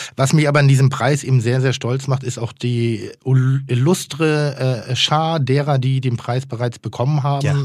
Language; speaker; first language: German; native; German